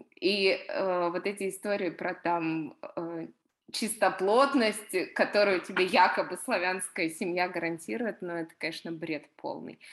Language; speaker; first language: Russian; native; Russian